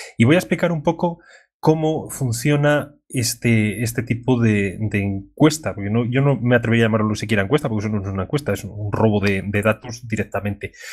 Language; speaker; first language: Spanish; native; Spanish